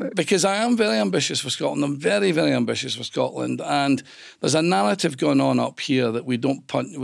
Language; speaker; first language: English; native; English